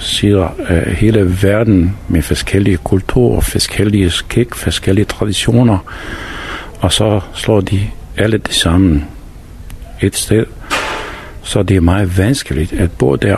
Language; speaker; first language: Danish; non-native, fluent; Bosnian